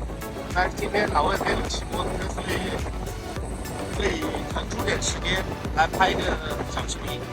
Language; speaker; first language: Chinese; native; Chinese